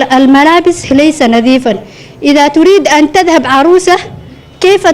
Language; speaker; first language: Arabic; non-native, learner; Somali